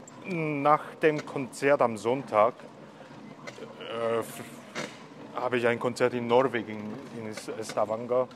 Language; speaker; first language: German; non-native, fluent; Korean